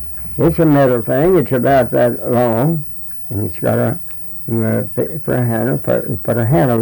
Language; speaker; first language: English; native; English